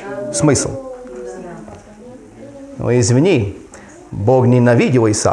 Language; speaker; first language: Russian; non-native, fluent; English